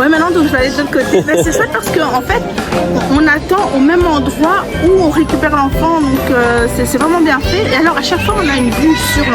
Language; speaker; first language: French; native; French